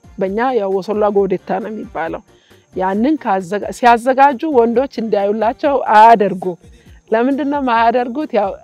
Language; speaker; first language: Amharic; non-native, local second language; Wolaytta